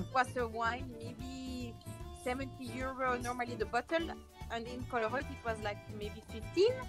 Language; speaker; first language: English; non-native, fluent; French